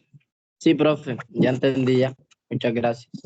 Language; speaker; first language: Spanish; native; Spanish